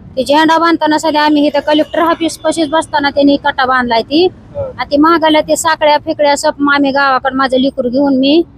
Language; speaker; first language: Marathi; non-native, local second language; Lambadi